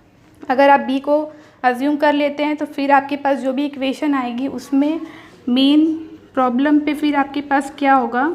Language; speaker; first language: Hindi; native; Hindi